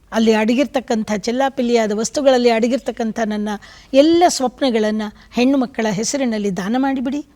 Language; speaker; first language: Kannada; native; Kannada